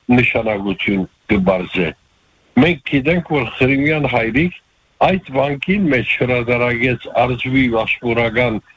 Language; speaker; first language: Armenian; early bilingual, heritage; Armenian